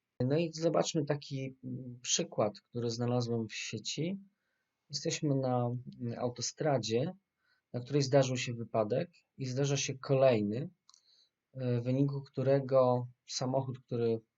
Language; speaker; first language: Polish; native; Polish